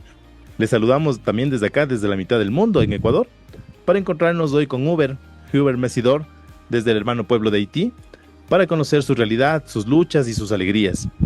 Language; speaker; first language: Spanish; native; Spanish